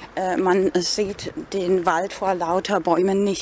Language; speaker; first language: German; non-native, fluent; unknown